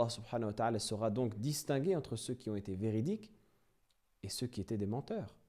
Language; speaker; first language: French; native; French